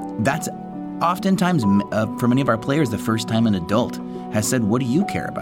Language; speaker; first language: English; native; English